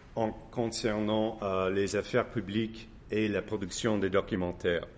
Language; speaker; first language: French; non-native, fluent; English